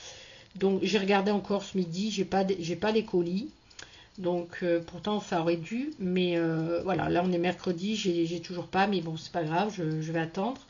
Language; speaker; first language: French; native; French